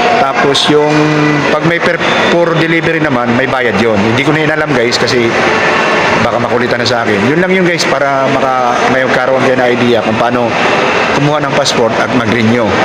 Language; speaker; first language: Filipino; non-native, local second language; Cebuano